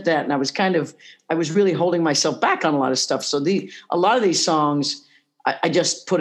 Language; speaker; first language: English; native; English